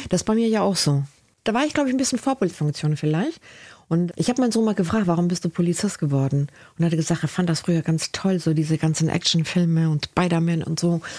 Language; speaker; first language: German; early bilingual, other home language; Spanish